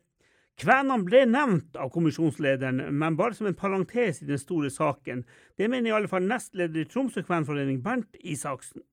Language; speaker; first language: Norwegian; native; Norwegian